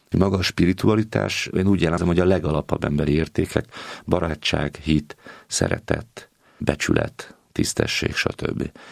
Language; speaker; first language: Hungarian; native; Hungarian